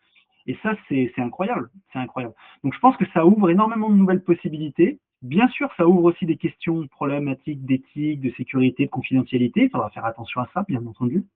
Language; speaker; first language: French; native; French